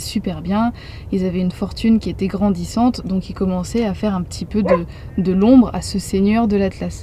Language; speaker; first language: French; native; French